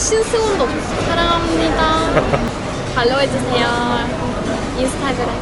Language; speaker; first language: Korean; non-native, fluent; Turkish